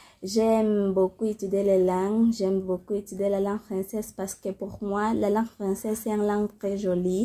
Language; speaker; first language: French; non-native, learner; Portuguese